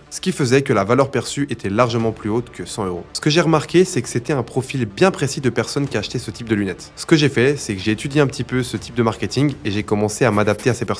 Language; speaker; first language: French; native; French